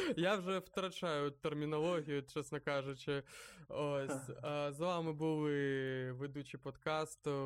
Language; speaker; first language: Ukrainian; non-native, local second language; Russian